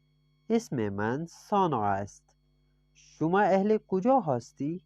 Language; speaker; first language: Persian; non-native, fluent; Urdu